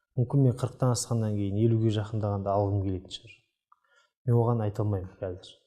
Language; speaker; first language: Kazakh; native; Kazakh